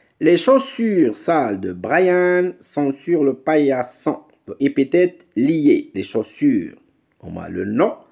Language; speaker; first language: French; non-native, local second language; Arabic